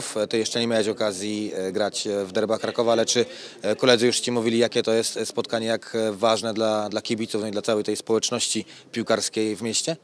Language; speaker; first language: Polish; native; Polish